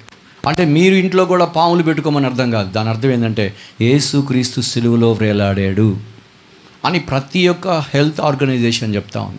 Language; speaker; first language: Telugu; native; Telugu